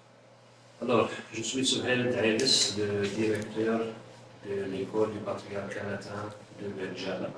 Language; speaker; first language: French; non-native, fluent; Arabic